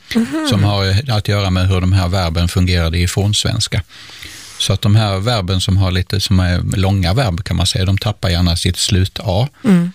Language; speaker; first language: Swedish; native; Swedish